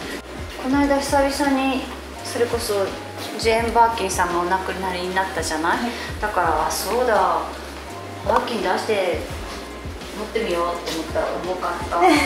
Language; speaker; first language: Japanese; native; Japanese